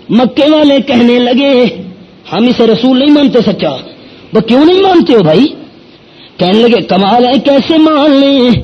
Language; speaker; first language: Urdu; non-native, local second language; Pashto